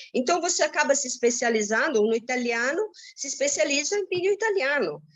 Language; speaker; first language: Portuguese; non-native, fluent; Italian